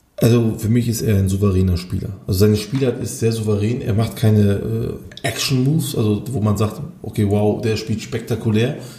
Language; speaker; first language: German; early bilingual, other home language; Turkish